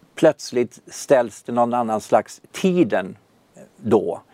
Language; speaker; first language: Swedish; native; Swedish